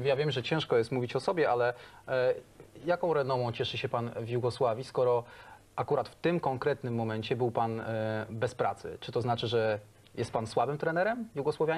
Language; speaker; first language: Polish; native; Polish